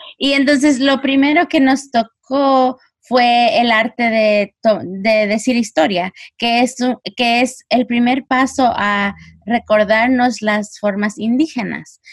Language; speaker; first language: Spanish; early bilingual, heritage; Spanish